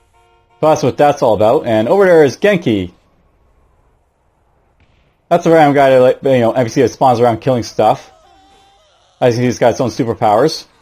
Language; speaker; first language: English; native; English